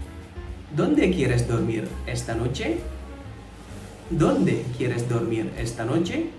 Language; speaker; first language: Spanish; non-native, fluent; Indonesian